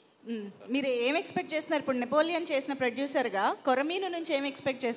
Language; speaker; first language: Telugu; native; Telugu